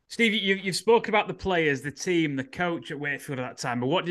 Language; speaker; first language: English; native; English